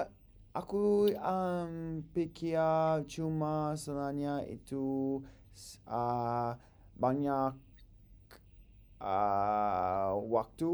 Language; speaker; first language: Indonesian; non-native, learner; English